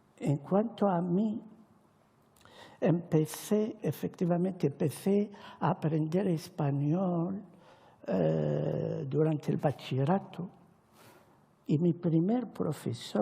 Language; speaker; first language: Spanish; non-native, fluent; Arabic